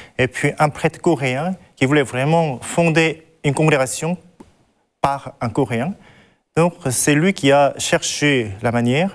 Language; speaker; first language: French; non-native, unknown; Korean